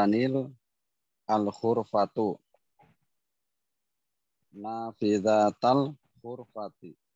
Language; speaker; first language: Arabic; non-native, learner; Indonesian